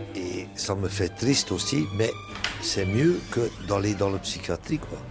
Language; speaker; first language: French; native; French